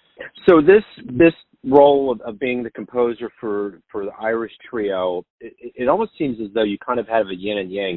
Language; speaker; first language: English; native; English